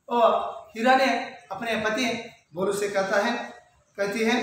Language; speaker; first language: Hindi; non-native, local second language; Kannada